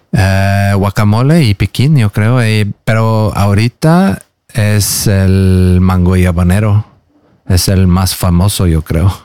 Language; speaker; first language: Spanish; non-native, learner; Norwegian